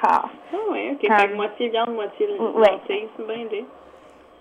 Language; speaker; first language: French; native; French